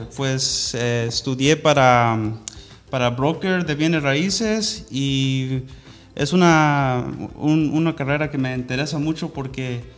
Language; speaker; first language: Spanish; early bilingual, heritage; Spanish